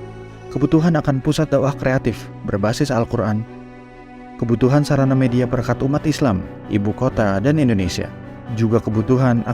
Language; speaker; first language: Indonesian; native; Indonesian